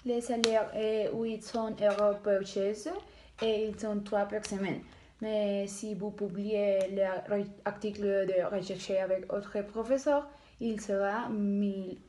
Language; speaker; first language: French; non-native, learner; Spanish